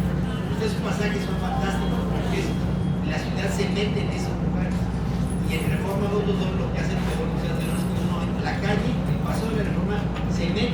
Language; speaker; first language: Spanish; native; Spanish